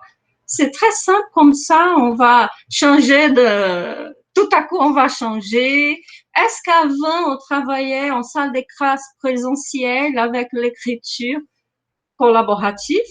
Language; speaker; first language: French; non-native, fluent; Portuguese